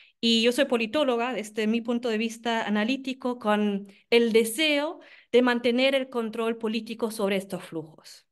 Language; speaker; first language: Spanish; non-native, fluent; German